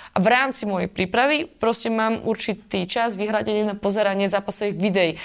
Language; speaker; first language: Slovak; native; Slovak